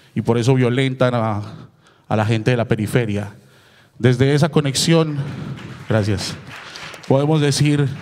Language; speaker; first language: Spanish; native; Spanish